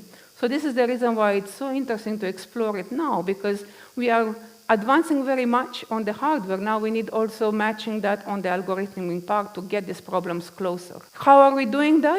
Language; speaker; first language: English; non-native, fluent; Romanian